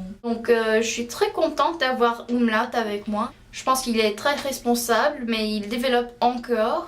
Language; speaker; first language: French; non-native, learner; English